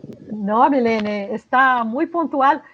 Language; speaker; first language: Spanish; non-native, fluent; Portuguese